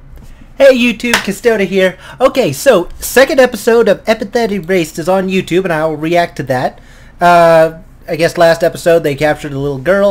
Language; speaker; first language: English; native; English